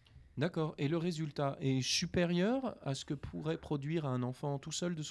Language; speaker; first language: French; native; French